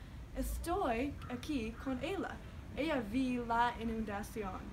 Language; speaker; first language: Spanish; non-native, learner; English